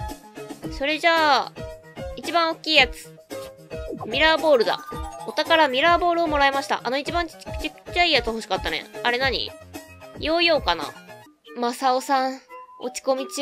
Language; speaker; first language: Japanese; native; Japanese